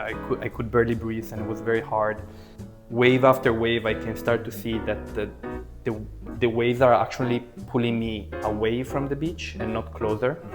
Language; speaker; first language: English; early bilingual, other home language; Italian